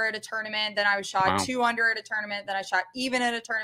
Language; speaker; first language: English; native; English